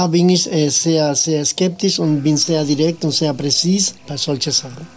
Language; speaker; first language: German; non-native, learner; Spanish